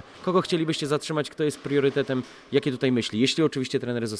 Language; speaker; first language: Polish; native; Polish